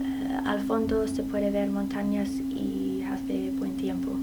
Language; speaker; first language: Spanish; non-native, learner; English